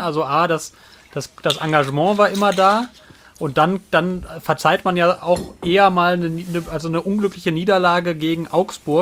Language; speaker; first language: German; native; German